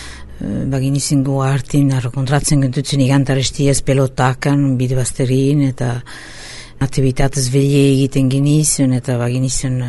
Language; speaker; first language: Basque; native; Basque